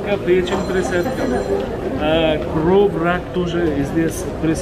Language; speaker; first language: Russian; non-native, learner; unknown